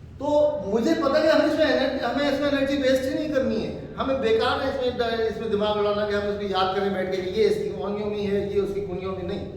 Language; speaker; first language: Urdu; native; Urdu